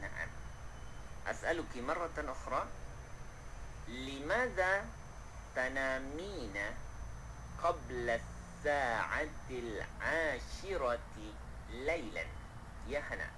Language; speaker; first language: Arabic; non-native, fluent; Malay